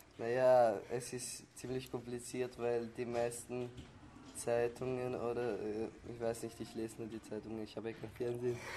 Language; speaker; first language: German; early bilingual, other home language; Chechen